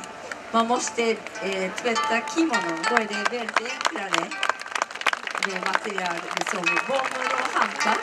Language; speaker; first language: Swedish; non-native, learner; Japanese